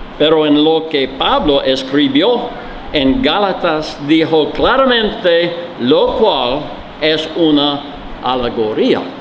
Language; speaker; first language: Spanish; non-native, learner; English